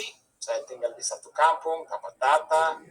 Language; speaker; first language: Indonesian; non-native, fluent; English